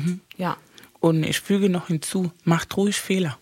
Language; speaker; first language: German; non-native, fluent; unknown